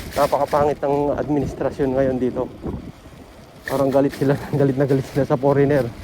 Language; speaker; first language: Filipino; native; Filipino